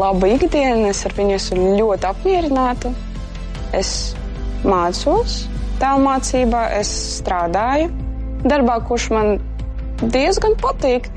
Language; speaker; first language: Latvian; non-native, local second language; Russian